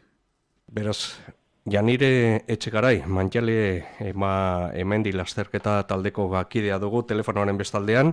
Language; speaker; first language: Basque; native; Basque